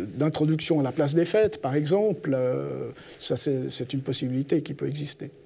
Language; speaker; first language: French; native; French